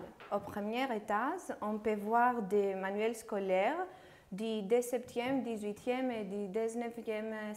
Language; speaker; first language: French; non-native, fluent; Greek